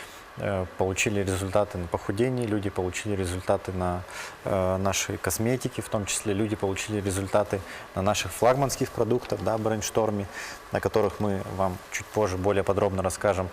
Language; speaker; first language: Russian; native; Russian